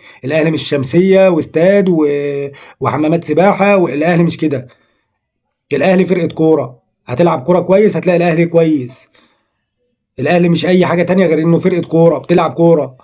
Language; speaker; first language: Arabic; native; Arabic